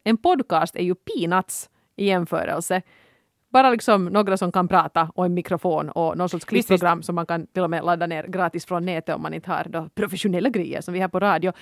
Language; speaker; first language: Swedish; native; Swedish